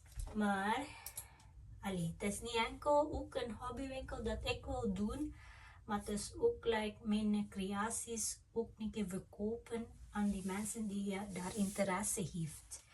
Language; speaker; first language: Dutch; non-native, fluent; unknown